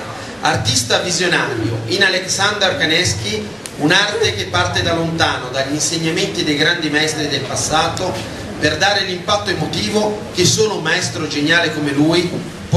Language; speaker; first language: Italian; native; Italian